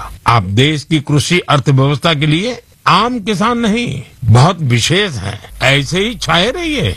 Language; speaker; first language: Hindi; non-native, local second language; Gujarati